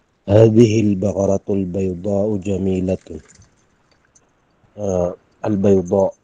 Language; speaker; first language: Arabic; non-native, learner; Filipino